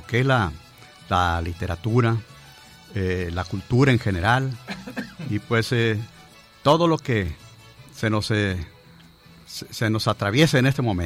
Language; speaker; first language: Spanish; native; Spanish